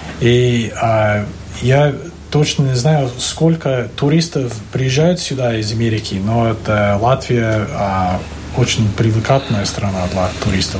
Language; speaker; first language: Russian; non-native, fluent; English